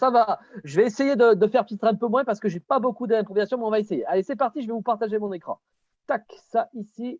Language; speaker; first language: French; native; French